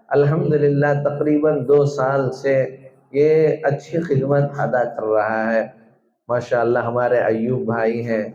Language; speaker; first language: Urdu; native; Urdu